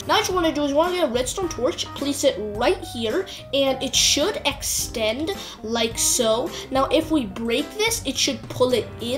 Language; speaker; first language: English; native; English